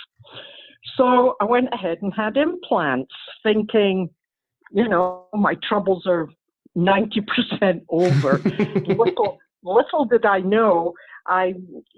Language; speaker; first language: English; native; English